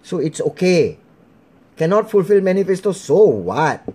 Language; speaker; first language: English; non-native, local second language; Malay